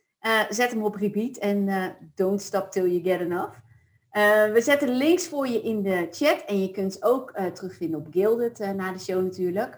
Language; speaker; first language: Dutch; native; Dutch